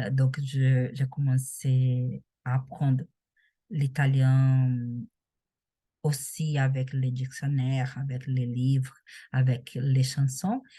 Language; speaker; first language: French; non-native, learner; Portuguese